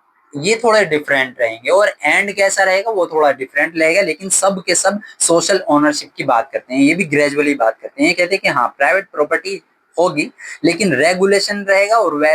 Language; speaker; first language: Hindi; native; Hindi